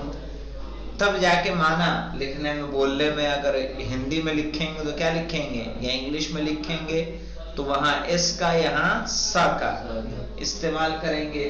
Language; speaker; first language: Urdu; native; Urdu